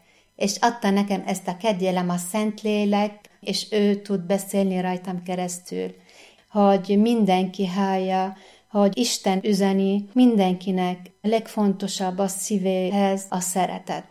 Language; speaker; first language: Hungarian; non-native, fluent; Arabic